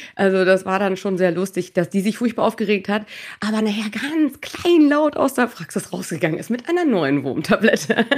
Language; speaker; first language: German; native; German